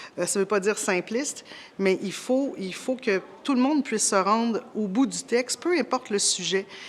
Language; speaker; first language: French; native; French